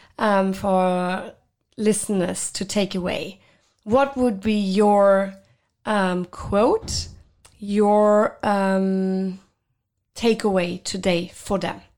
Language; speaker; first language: English; non-native, fluent; Luxembourgish